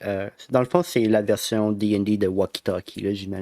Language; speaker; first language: French; native; French